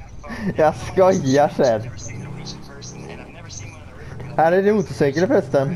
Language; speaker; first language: Swedish; native; Swedish